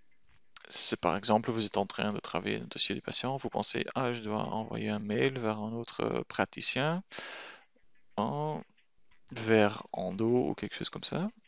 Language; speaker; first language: French; non-native, local second language; Dutch